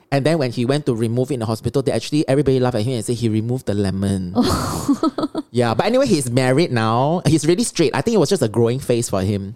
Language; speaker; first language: English; non-native, local second language; Chinese